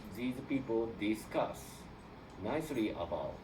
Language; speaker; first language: English; non-native, learner; Japanese